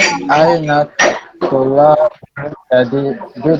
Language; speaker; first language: Arabic; non-native, learner; French